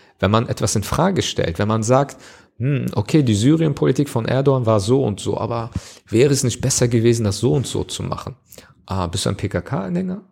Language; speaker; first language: German; early bilingual, other home language; Turkish